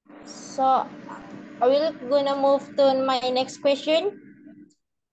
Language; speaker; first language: English; non-native, learner; Indonesian